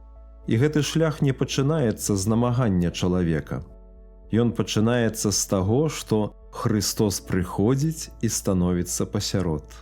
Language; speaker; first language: Belarusian; native; Belarusian